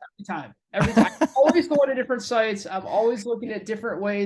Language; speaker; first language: English; native; English